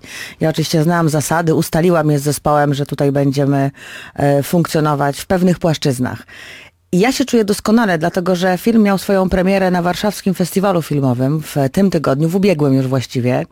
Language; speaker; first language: Polish; native; Polish